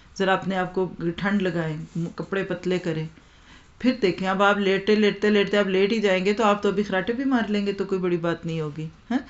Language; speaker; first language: Urdu; non-native, local second language; Punjabi